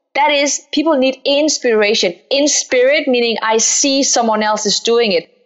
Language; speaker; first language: English; non-native, fluent; Danish